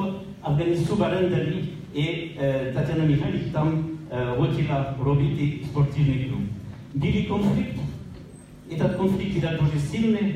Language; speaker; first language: Ukrainian; non-native, learner; French